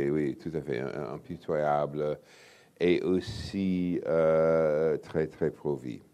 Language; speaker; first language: French; non-native, fluent; English